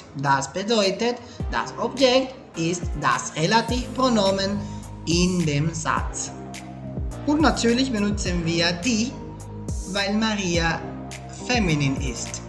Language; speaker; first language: German; non-native, fluent; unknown